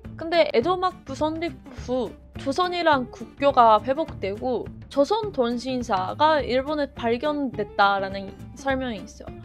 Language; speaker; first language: Korean; non-native, fluent; Japanese